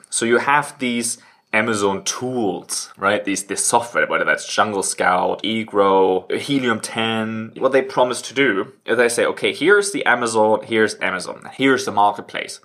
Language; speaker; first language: English; non-native, fluent; German